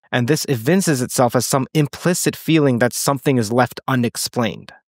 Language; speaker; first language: English; native; English